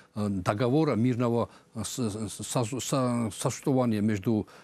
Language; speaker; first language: Russian; non-native, local second language; Georgian